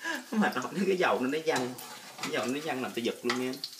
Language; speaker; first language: Vietnamese; early bilingual, heritage; Vietnamese